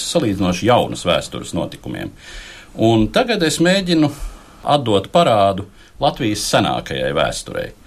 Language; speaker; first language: Latvian; native; Latvian